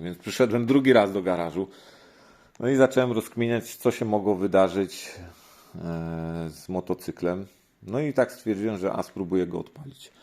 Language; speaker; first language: Polish; native; Polish